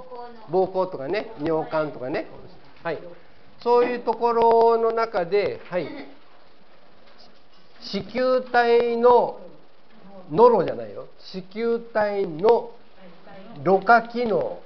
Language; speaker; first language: Japanese; native; Japanese